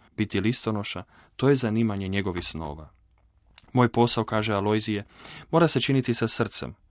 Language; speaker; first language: Croatian; native; Croatian